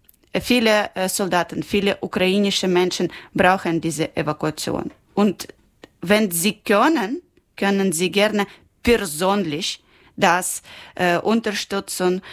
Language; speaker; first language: German; non-native, learner; Ukrainian